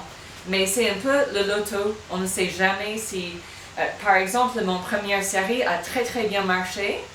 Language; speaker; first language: French; non-native, fluent; English